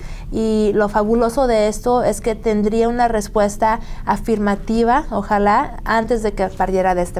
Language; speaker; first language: Spanish; native; Spanish